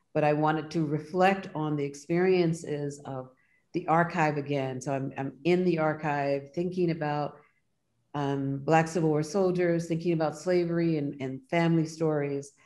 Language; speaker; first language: English; native; English